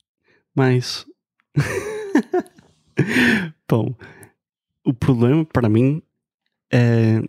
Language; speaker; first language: Portuguese; non-native, fluent; English